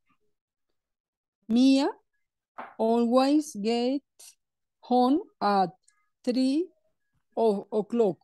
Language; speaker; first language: English; non-native, learner; Spanish